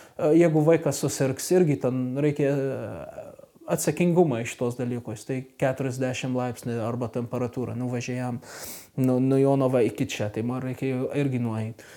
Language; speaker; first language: Lithuanian; non-native, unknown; Arabic